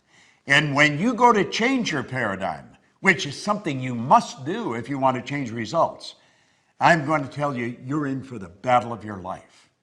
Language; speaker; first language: English; native; English